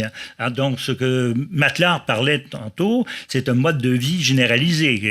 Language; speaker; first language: French; native; French